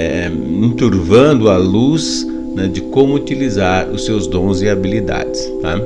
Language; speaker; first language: Portuguese; native; Portuguese